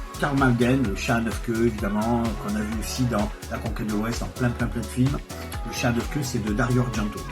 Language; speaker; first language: French; native; French